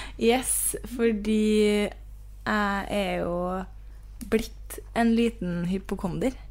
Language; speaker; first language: Norwegian; native; Norwegian